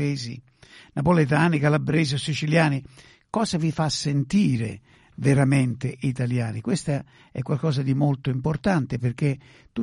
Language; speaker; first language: Italian; native; Italian